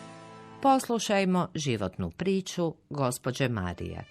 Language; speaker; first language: Croatian; native; Croatian